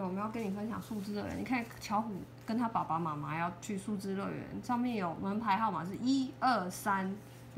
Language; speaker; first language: Chinese; native; Chinese